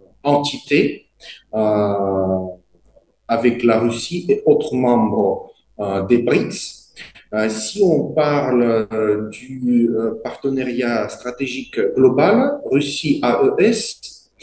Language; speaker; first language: French; non-native, fluent; Russian